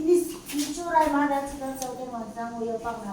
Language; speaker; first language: Chinese; non-native, learner; Filipino